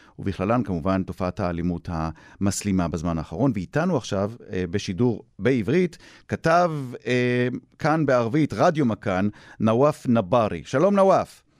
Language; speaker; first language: Hebrew; native; Hebrew